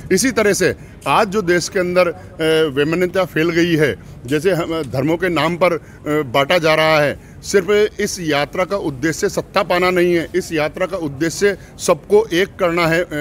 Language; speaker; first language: Hindi; native; Hindi